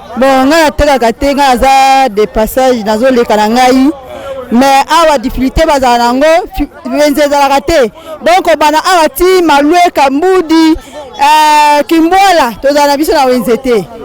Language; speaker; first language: Lingala; native; Lingala